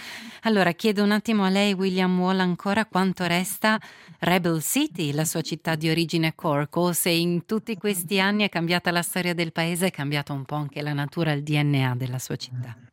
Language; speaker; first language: Italian; native; Italian